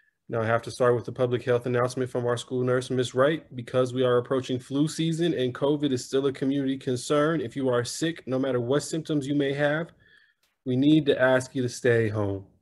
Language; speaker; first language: English; native; English